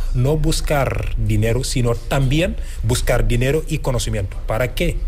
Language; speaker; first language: Spanish; non-native, fluent; Wolof